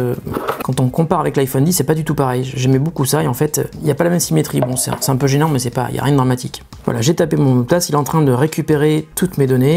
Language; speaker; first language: French; native; French